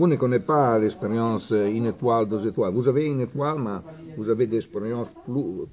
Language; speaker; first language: French; non-native, learner; Italian